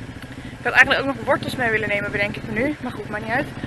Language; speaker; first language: Dutch; native; Dutch